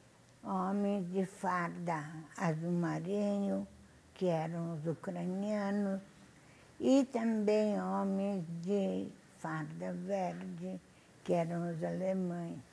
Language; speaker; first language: Portuguese; non-native, fluent; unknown